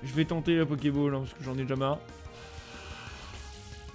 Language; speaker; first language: French; native; French